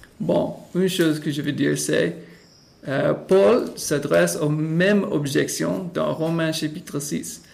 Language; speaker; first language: French; non-native, fluent; English